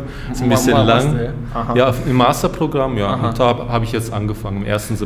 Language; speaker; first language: German; early bilingual, other home language; Russian